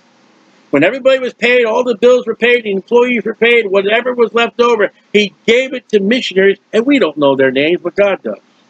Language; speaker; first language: English; native; English